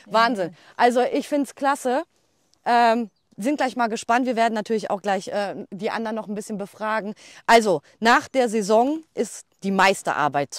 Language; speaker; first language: German; native; German